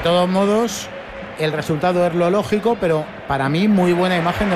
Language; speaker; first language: Spanish; native; Spanish